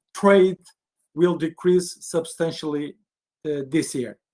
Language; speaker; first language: English; non-native, fluent; Portuguese